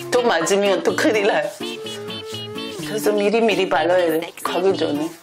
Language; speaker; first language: Korean; non-native, learner; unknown